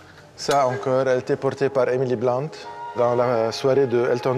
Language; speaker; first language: French; non-native, local second language; Arabic